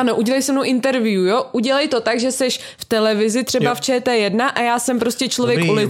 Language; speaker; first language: Czech; native; Czech